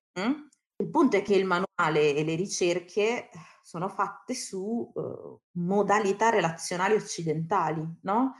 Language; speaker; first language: Italian; early bilingual, other home language; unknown